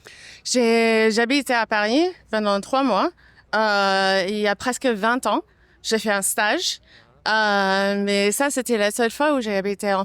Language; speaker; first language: French; non-native, fluent; English